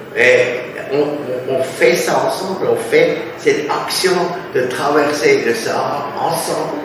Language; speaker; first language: French; non-native, fluent; German